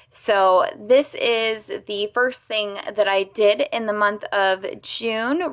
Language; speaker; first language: English; native; English